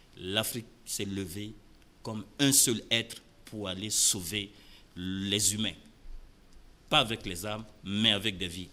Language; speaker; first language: French; non-native, local second language; Sango